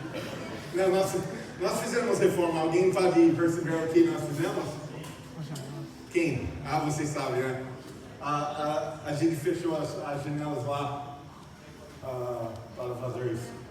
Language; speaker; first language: Portuguese; non-native, fluent; English